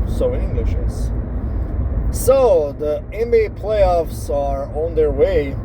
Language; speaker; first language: English; non-native, fluent; Slovenian